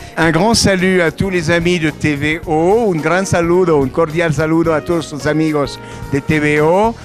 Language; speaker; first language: Spanish; non-native, fluent; French